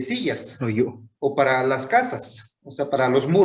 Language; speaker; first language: Spanish; non-native, local second language; Zapotec